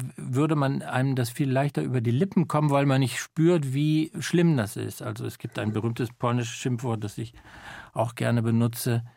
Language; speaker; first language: German; native; German